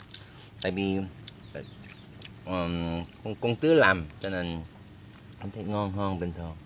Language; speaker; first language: Vietnamese; non-native, learner; Korean